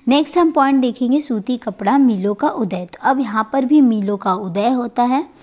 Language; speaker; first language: Hindi; native; Hindi